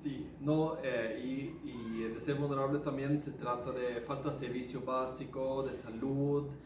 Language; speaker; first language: Spanish; non-native, fluent; Norwegian